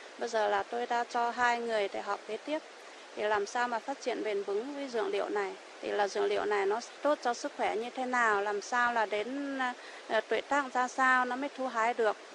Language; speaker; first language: Vietnamese; non-native, local second language; Iu Mien